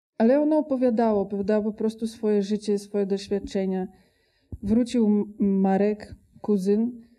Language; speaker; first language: Polish; non-native, fluent; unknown